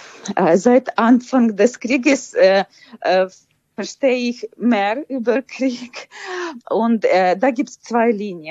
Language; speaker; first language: German; non-native, fluent; Ukrainian